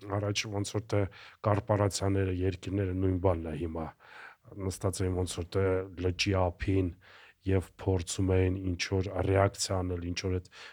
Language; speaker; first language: Armenian; native; Armenian